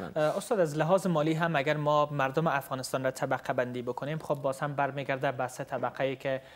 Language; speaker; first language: Persian; native; Persian